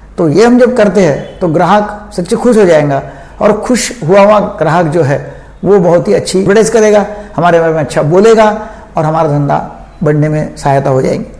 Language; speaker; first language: Hindi; non-native, local second language; Marathi